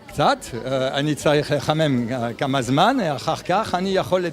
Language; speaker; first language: Hebrew; non-native, learner; French